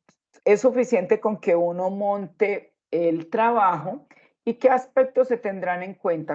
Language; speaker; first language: Spanish; native; Spanish